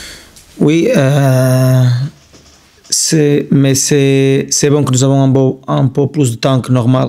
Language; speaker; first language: French; non-native, fluent; Portuguese